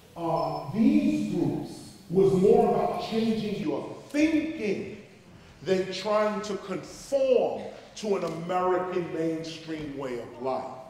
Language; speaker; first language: English; native; English